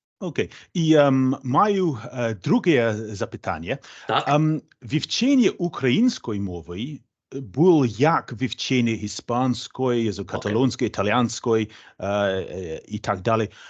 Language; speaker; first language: Ukrainian; non-native, fluent; English